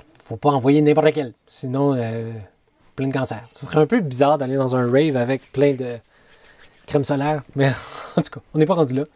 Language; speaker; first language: French; native; French